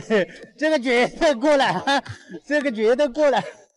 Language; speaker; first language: Chinese; native; Chinese